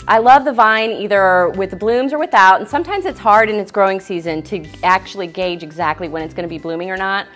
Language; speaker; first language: English; native; English